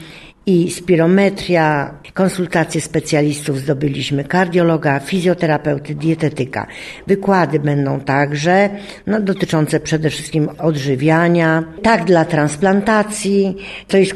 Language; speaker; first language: Polish; native; Polish